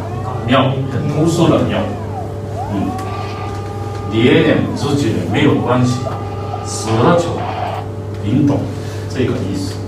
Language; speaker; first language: Chinese; non-native, learner; Japanese